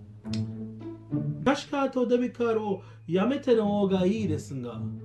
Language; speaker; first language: Japanese; non-native, learner; English